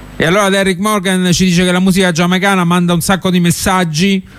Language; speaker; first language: Italian; native; Italian